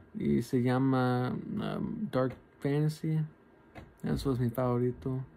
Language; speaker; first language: Spanish; early bilingual, heritage; Spanish